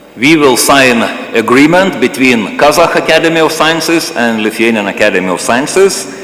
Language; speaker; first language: English; non-native, fluent; Lithuanian